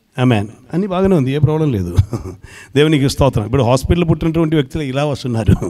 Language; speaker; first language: Telugu; non-native, fluent; Malayalam